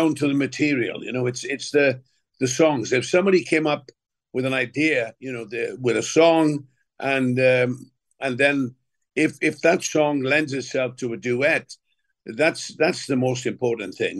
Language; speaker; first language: English; native; English